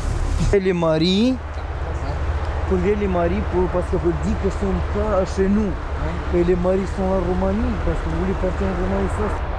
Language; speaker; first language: French; non-native, learner; Romanian